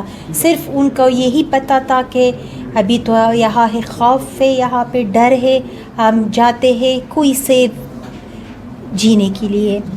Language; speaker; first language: Hindi; non-native, learner; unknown